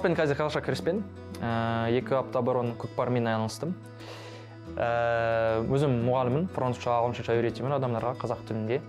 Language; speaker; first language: Kazakh; non-native, learner; French